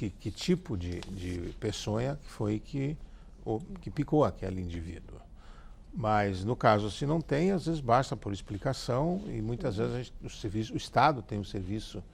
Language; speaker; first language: Portuguese; native; Portuguese